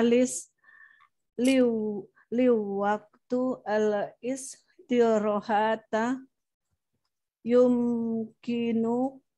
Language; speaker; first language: Arabic; non-native, learner; Indonesian